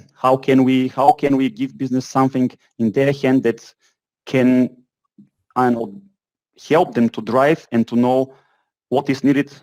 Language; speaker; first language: English; non-native, fluent; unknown